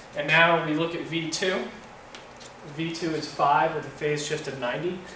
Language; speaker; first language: English; native; English